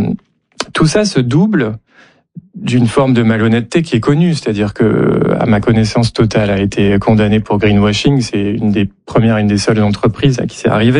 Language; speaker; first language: French; native; French